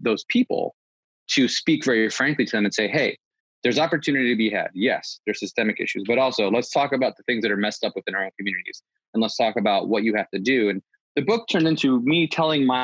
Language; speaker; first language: English; native; English